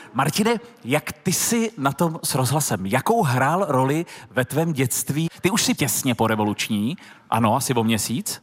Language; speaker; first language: Czech; native; Czech